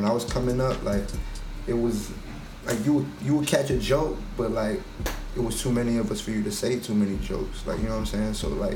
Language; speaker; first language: English; native; English